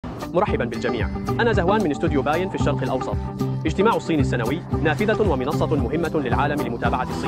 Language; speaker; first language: Arabic; non-native, fluent; Chinese